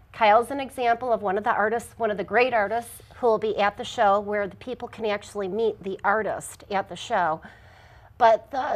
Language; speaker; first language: English; native; English